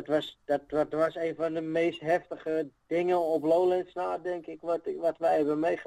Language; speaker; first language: Dutch; native; Dutch